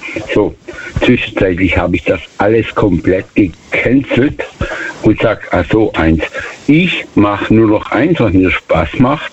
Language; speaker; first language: German; native; German